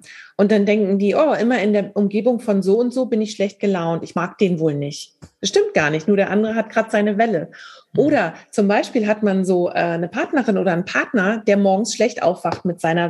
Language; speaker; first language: German; native; German